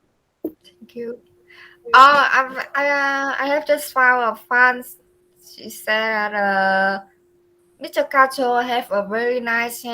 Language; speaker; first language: English; non-native, learner; Vietnamese